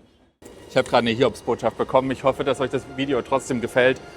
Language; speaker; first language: German; native; German